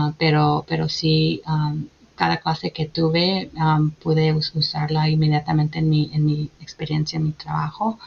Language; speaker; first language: Spanish; early bilingual, heritage; Spanish